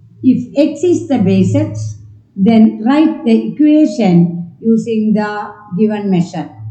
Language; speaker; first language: English; non-native, local second language; Malayalam